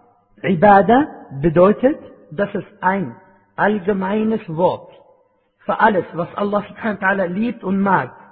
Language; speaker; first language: German; non-native, fluent; Arabic